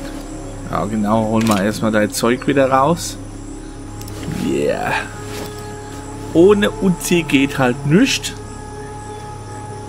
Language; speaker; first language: German; native; German